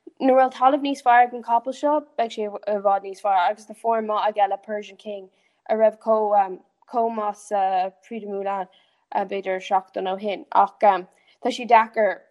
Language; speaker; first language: Irish; non-native, local second language; English